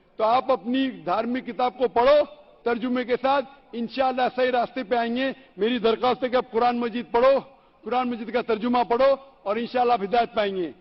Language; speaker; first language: Hindi; non-native, local second language; Konkani